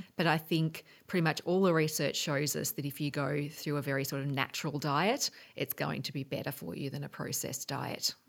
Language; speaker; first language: English; native; English